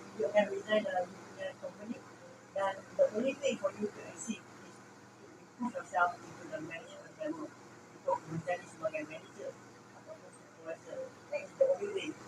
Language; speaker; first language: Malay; non-native, local second language; Chinese